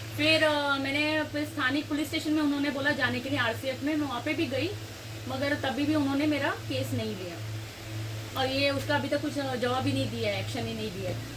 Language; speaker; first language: Hindi; non-native, local second language; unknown